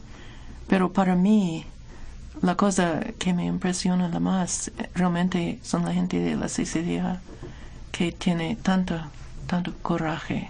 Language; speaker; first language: Spanish; non-native, fluent; English